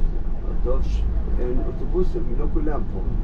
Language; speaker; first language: Hebrew; non-native, local second language; Arabic